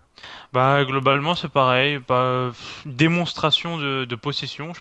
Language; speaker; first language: French; native; French